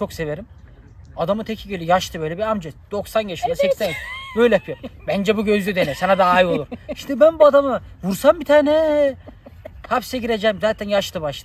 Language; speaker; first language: Turkish; native; Turkish